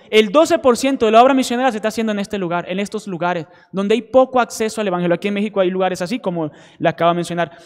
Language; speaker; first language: Spanish; native; Spanish